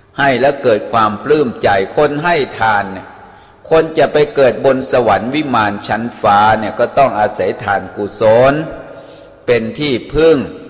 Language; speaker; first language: Thai; native; Thai